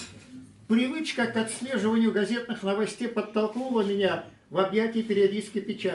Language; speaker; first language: Russian; non-native, local second language; Tatar